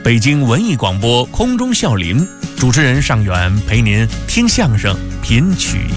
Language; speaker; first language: Chinese; native; Chinese